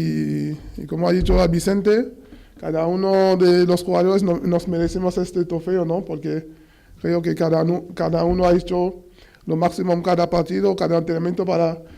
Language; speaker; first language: Spanish; non-native, fluent; French